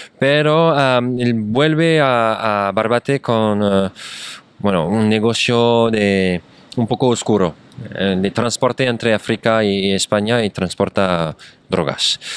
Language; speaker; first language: Spanish; non-native, fluent; French